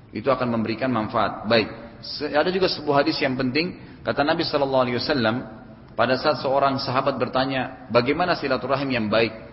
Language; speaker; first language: Indonesian; native; Indonesian